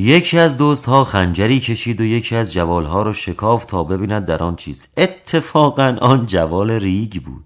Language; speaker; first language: Persian; native; Persian